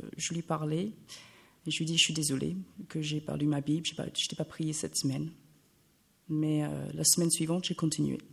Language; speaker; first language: French; non-native, fluent; English